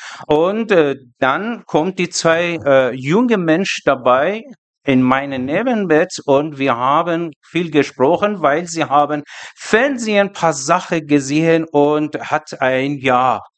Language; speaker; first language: German; non-native, learner; Persian